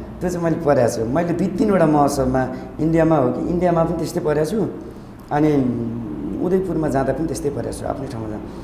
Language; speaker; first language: Nepali; native; Nepali